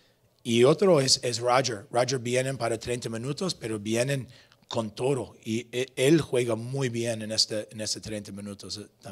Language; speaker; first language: Spanish; non-native, learner; English